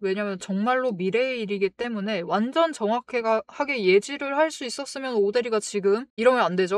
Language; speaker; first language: Korean; native; Korean